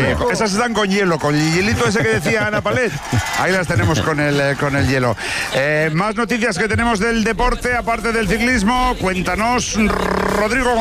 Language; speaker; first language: Spanish; native; Spanish